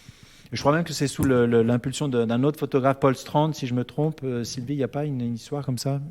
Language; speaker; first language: French; native; French